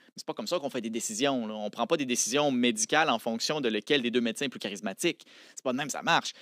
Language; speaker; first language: French; native; French